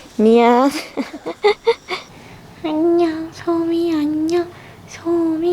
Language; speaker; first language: Korean; native; Korean